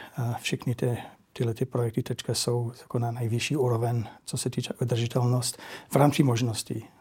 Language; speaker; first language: Czech; non-native, fluent; English